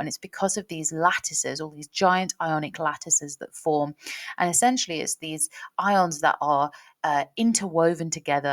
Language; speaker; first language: English; native; English